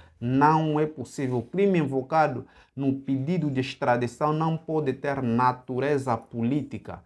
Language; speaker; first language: Portuguese; native; Portuguese